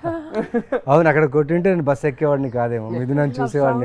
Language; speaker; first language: Telugu; native; Telugu